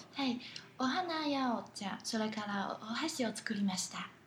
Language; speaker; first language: Japanese; non-native, learner; Chinese